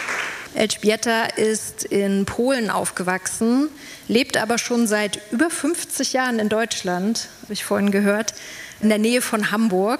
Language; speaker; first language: German; native; German